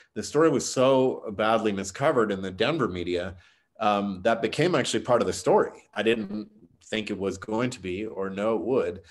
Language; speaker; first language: English; native; English